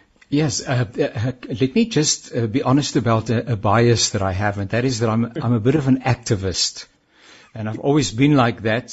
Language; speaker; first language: English; non-native, local second language; Afrikaans